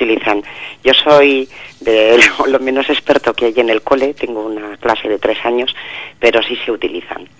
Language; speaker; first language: Spanish; native; Spanish